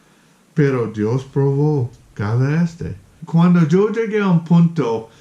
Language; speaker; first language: Spanish; non-native, fluent; English